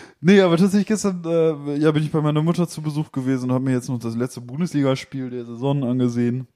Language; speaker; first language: German; native; German